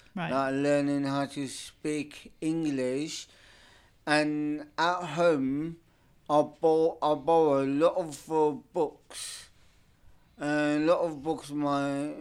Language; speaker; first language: English; non-native, fluent; Turkish